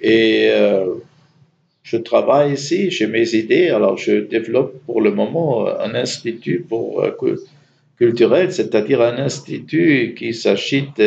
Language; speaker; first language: French; non-native, fluent; German